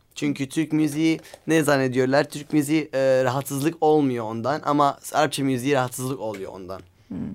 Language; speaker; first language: Turkish; non-native, learner; Arabic